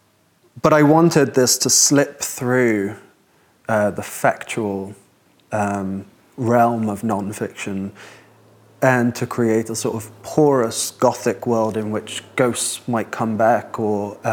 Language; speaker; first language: English; native; English